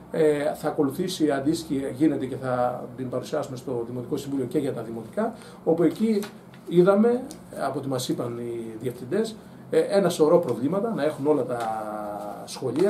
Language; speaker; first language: Greek; native; Greek